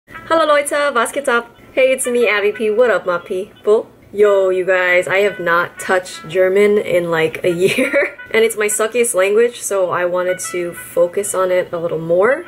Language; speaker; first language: English; native; English